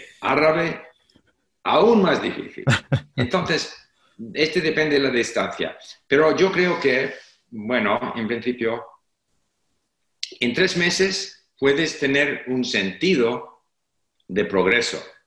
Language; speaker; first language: Spanish; non-native, fluent; English